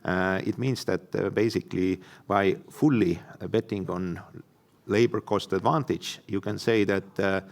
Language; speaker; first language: English; non-native, fluent; Estonian